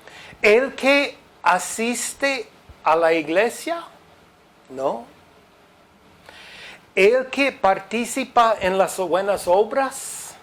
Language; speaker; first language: Spanish; non-native, fluent; English